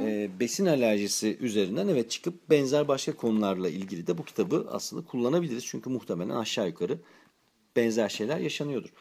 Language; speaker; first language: Turkish; native; Turkish